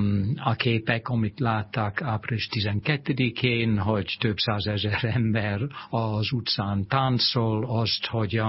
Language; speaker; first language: Hungarian; non-native, fluent; English